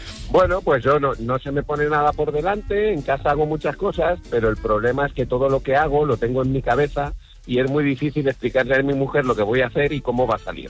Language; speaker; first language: Spanish; native; Spanish